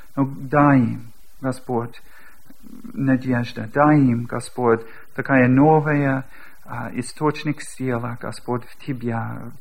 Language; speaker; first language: Russian; non-native, learner; English